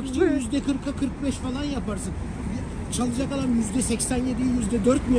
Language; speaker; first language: Turkish; native; Turkish